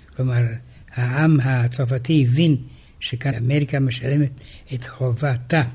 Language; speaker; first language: Hebrew; non-native, fluent; Romanian